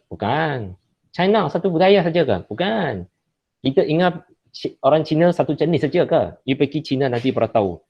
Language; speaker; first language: Malay; non-native, local second language; Chinese